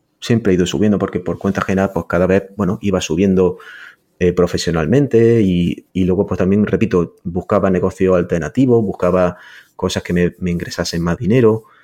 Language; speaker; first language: Spanish; native; Spanish